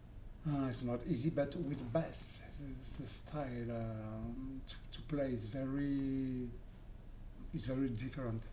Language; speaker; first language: English; non-native, learner; French